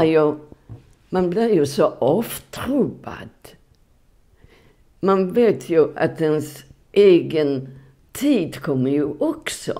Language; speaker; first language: Swedish; non-native, fluent; Polish